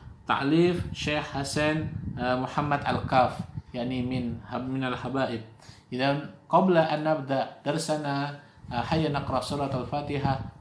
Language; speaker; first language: Arabic; non-native, fluent; Indonesian